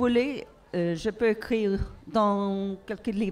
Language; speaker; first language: French; non-native, learner; Swedish